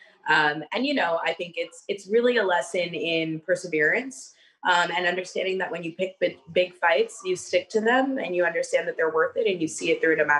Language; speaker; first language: English; native; English